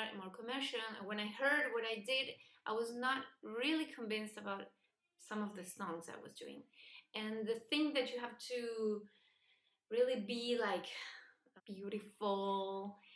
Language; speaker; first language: English; non-native, fluent; Spanish